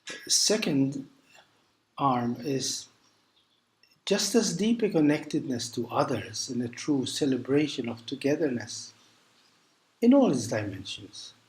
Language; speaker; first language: English; non-native, local second language; Maltese